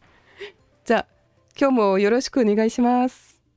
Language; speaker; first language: Japanese; non-native, learner; French